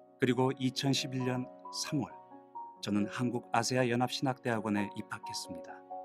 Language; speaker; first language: Korean; non-native, fluent; Nepali